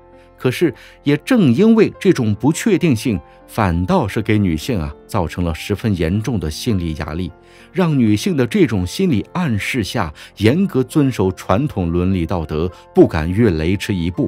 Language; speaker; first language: Chinese; native; Chinese